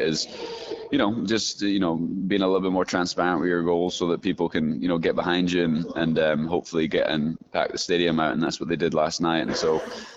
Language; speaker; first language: English; native; English